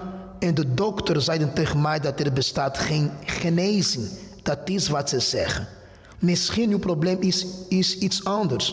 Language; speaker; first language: Dutch; non-native, fluent; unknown